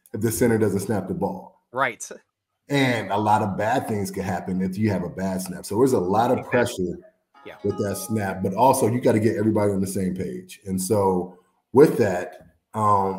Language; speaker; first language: English; native; English